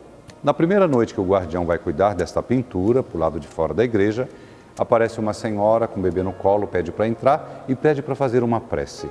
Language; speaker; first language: Portuguese; native; Portuguese